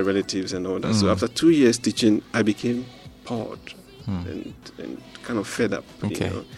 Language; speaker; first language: English; non-native, local second language; Ewe